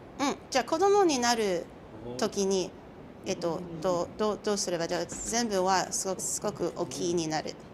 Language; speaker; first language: Japanese; non-native, learner; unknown